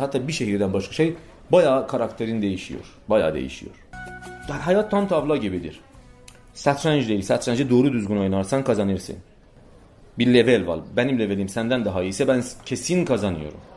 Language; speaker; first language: Turkish; non-native, fluent; Persian